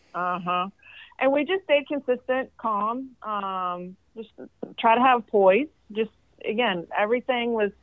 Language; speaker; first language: English; non-native, fluent; Swedish